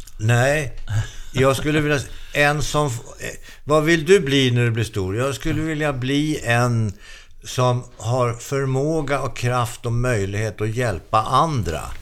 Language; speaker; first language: Swedish; native; Swedish